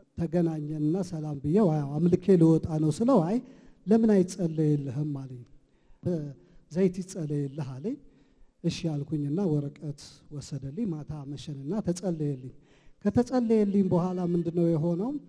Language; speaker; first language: Amharic; native; Amharic